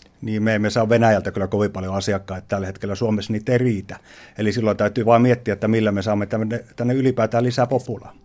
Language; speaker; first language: Finnish; native; Finnish